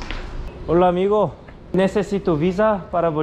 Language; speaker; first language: Spanish; non-native, learner; Korean